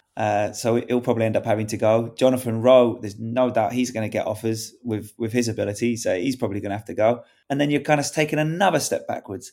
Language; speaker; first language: English; native; English